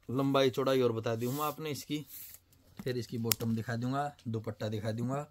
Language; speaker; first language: Hindi; native; Hindi